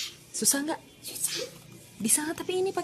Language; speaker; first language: Indonesian; native; Indonesian